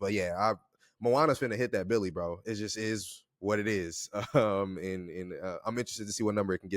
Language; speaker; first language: English; native; English